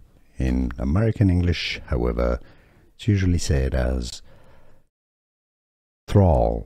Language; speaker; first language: English; non-native, fluent; French